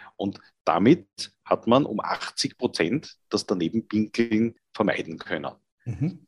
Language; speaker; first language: German; native; German